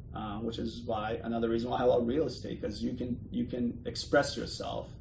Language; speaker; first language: English; early bilingual, other home language; Bosnian